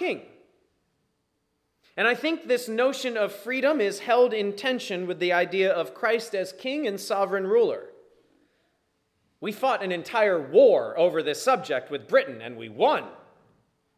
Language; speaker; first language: English; native; English